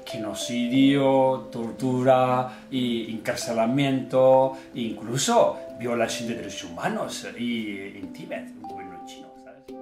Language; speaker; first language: Spanish; non-native, learner; Tibetan